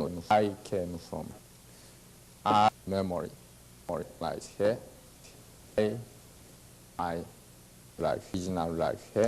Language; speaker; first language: English; non-native, learner; Japanese